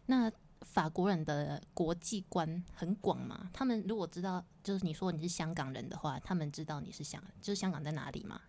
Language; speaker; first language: Chinese; native; Chinese